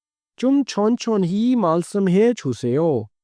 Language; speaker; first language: Korean; non-native, fluent; Urdu